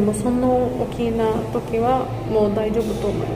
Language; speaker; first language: Japanese; non-native, learner; Georgian